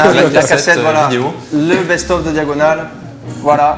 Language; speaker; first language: French; native; French